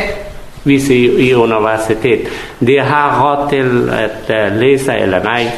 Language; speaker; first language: Danish; non-native, learner; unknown